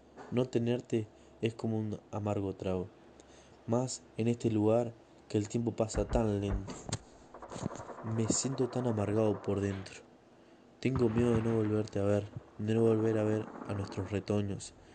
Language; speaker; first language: Spanish; native; Spanish